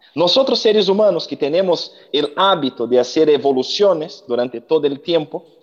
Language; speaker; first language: Spanish; non-native, learner; Portuguese